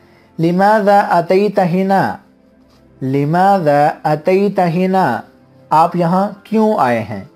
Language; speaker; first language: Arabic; non-native, fluent; Urdu